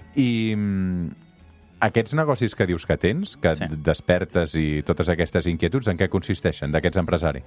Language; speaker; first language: Catalan; native; Catalan